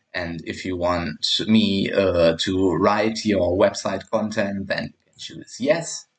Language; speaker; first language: English; non-native, fluent; German